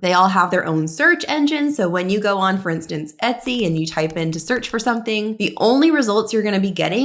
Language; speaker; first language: English; native; English